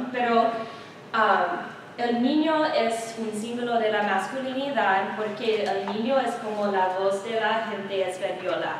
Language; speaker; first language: Spanish; non-native, learner; English